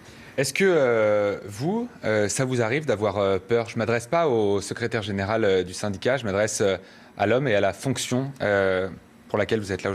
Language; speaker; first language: French; native; French